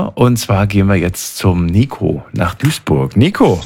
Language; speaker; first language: German; native; German